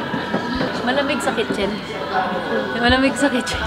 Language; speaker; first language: Filipino; native; Filipino